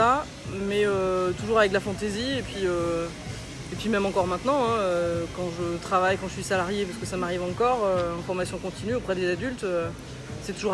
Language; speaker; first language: French; native; French